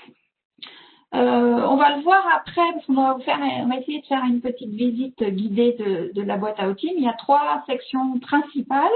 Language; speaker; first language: French; native; French